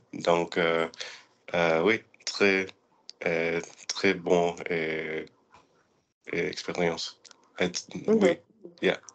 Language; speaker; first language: French; non-native, learner; English